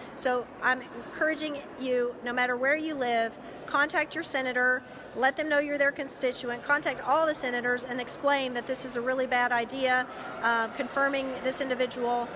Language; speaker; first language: English; native; English